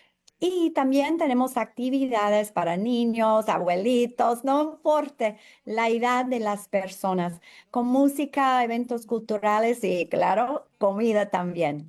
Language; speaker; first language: Spanish; non-native, fluent; English